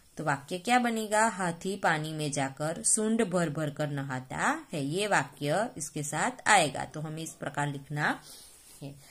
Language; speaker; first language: Hindi; non-native, local second language; Gujarati